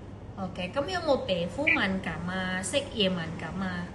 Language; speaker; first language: Cantonese; native; Cantonese